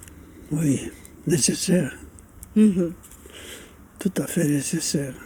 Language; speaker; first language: French; non-native, local second language; Dutch